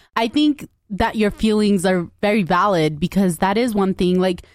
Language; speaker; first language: English; native; English